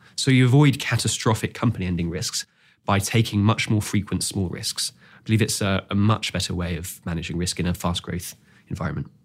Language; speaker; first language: English; native; English